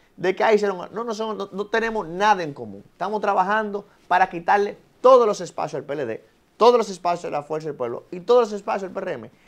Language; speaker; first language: Spanish; native; Spanish